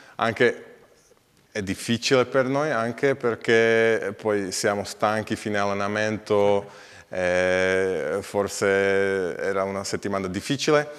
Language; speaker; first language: Italian; non-native, learner; Slovak